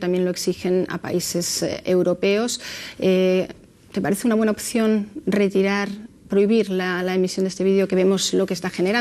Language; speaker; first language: Spanish; native; Spanish